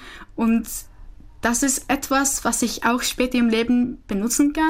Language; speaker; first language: German; non-native, fluent; Czech